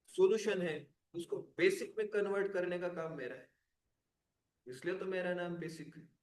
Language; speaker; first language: Hindi; non-native, local second language; Marathi